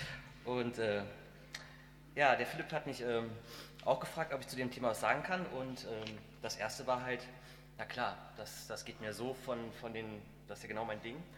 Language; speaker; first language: German; native; German